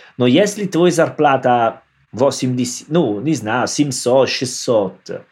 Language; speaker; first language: Russian; non-native, learner; Italian